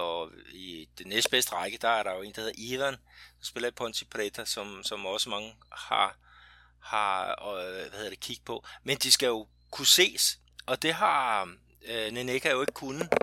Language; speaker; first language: Danish; native; Danish